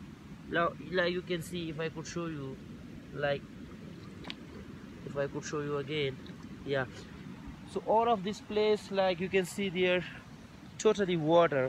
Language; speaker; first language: English; non-native, local second language; Urdu